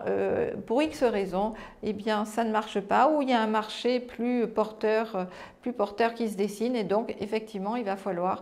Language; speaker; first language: French; native; French